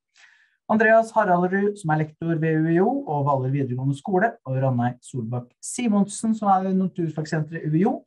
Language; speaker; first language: Norwegian; native; Norwegian